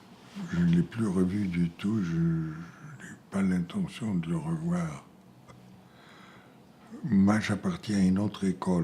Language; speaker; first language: French; non-native, fluent; Bulgarian